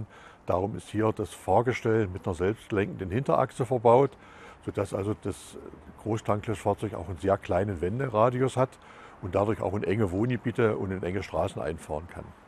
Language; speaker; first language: German; native; German